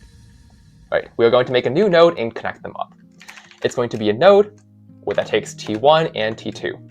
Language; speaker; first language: English; native; English